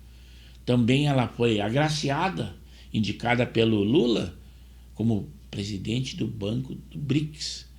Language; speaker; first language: Portuguese; native; Portuguese